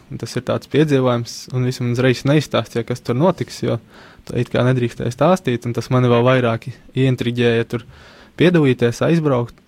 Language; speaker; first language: Latvian; native; Latvian